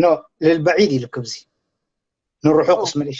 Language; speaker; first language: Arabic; non-native, fluent; Tigrinya